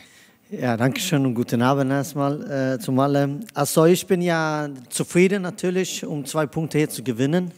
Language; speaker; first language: German; non-native, fluent; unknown